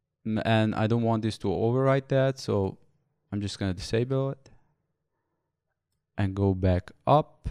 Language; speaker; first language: English; non-native, fluent; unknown